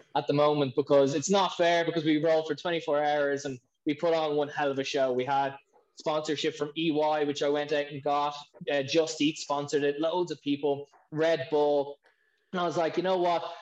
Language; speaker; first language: English; native; English